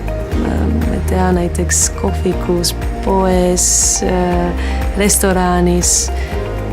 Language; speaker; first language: Estonian; non-native, learner; Greek